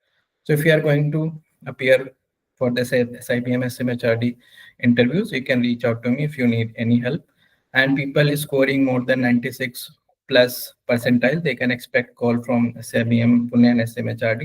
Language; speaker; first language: English; non-native, local second language; Hindi